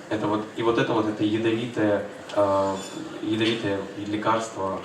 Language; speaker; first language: Russian; native; Russian